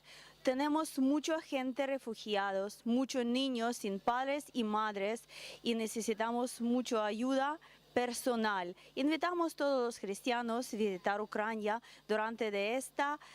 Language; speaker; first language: Spanish; non-native, learner; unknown